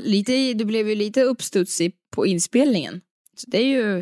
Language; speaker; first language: Swedish; native; Swedish